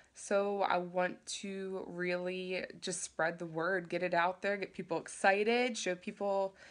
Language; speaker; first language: English; native; English